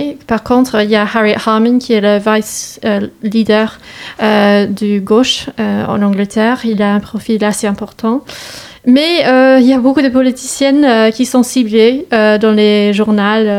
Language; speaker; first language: French; non-native, learner; English